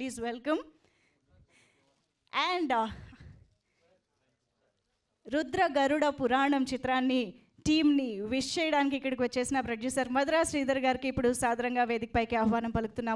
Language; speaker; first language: Telugu; native; Telugu